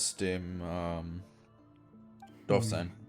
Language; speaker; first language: German; native; German